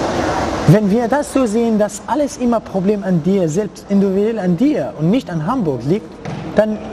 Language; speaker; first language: German; non-native, fluent; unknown